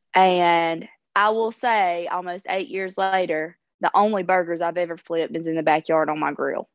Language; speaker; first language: English; native; English